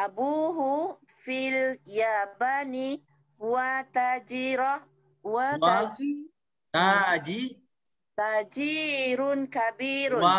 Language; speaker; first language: Arabic; non-native, learner; Malay